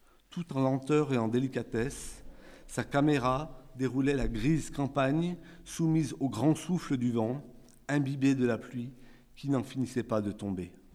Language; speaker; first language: French; native; French